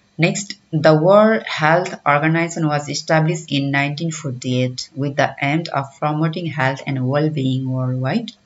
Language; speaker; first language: English; non-native, local second language; Nepali